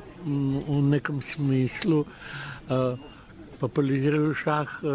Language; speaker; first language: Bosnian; non-native, learner; Russian